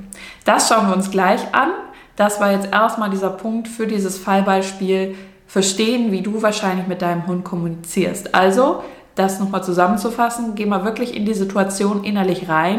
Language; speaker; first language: German; native; German